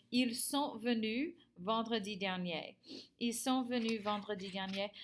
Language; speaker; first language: French; non-native, fluent; English